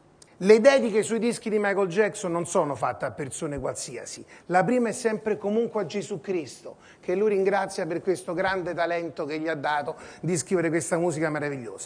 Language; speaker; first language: Italian; native; Italian